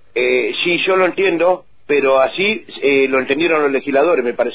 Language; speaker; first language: Spanish; native; Spanish